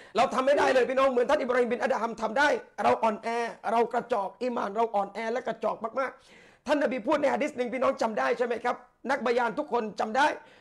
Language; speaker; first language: Thai; non-native, local second language; Malay